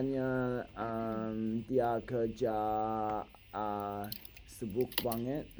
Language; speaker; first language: Indonesian; non-native, learner; English